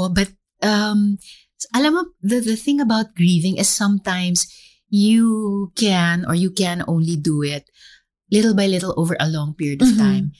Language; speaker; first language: English; non-native, local second language; Filipino